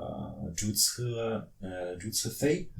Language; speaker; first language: Chinese; non-native, fluent; French